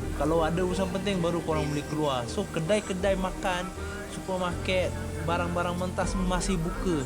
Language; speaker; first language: Malay; native; Malay